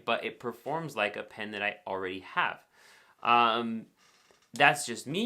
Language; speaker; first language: English; native; English